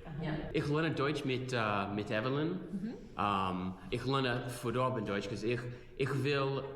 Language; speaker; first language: German; non-native, learner; English